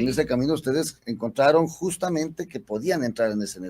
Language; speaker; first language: Spanish; native; Spanish